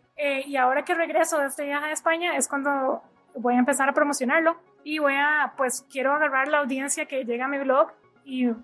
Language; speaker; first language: Spanish; native; Spanish